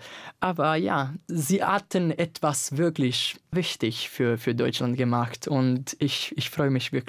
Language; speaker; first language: German; non-native, fluent; Italian